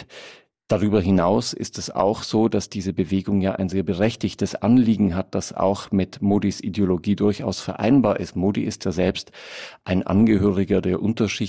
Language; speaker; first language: German; native; German